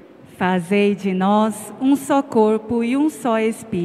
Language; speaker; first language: Portuguese; native; Portuguese